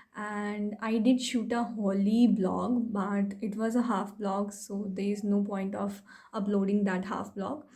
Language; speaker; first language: English; non-native, local second language; Hindi